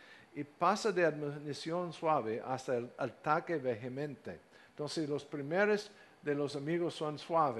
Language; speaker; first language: Spanish; non-native, fluent; English